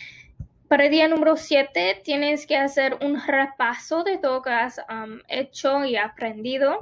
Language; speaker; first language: Spanish; non-native, fluent; English